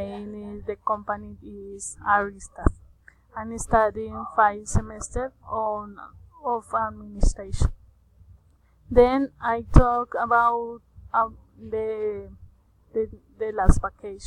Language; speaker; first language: English; non-native, learner; Spanish